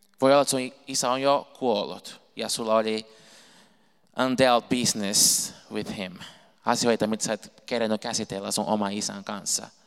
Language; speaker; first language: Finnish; non-native, fluent; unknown